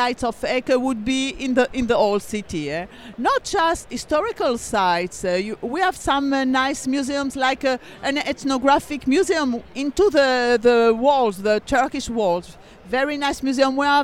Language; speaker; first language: English; non-native, fluent; French